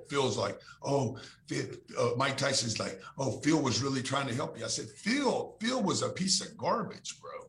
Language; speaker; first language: English; native; English